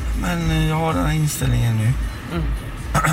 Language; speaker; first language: Swedish; early bilingual, other home language; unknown